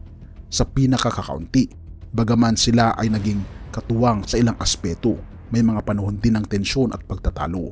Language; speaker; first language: Filipino; native; Filipino